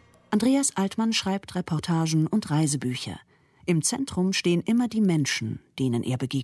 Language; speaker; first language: German; native; German